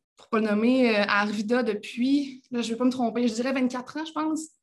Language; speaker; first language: French; native; French